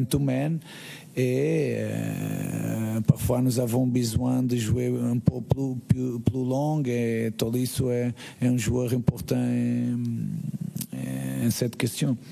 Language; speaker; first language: French; non-native, learner; Portuguese